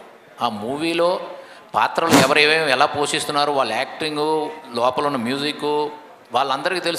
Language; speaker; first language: Telugu; native; Telugu